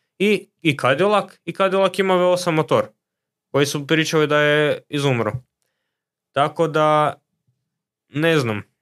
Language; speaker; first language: Croatian; native; Croatian